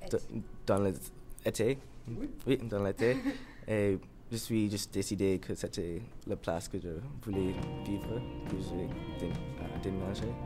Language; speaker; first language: French; non-native, learner; English